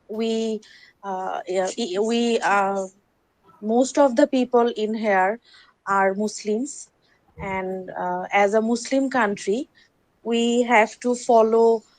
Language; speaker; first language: English; non-native, learner; Bangla